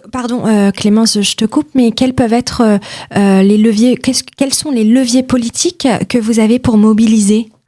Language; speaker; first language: French; native; French